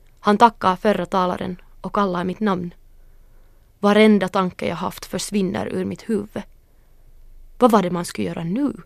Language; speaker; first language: Swedish; early bilingual, other home language; Northern Sami